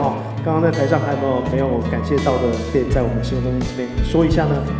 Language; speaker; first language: Chinese; native; Chinese